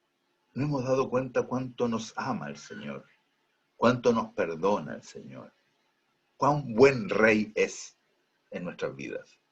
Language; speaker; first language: Spanish; native; Spanish